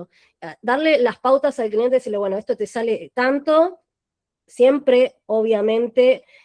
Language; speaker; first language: Spanish; native; Spanish